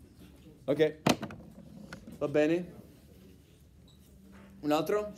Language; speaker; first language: Italian; non-native, fluent; English